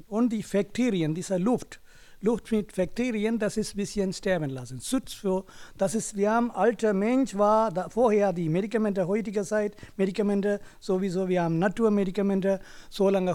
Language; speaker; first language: German; non-native, learner; Tamil